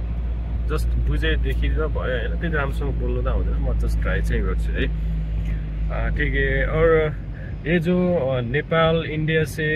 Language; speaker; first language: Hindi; non-native, learner; Nepali